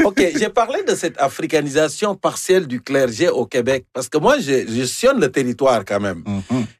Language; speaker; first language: French; native; French